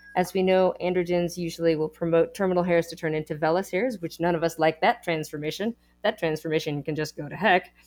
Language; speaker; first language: English; native; English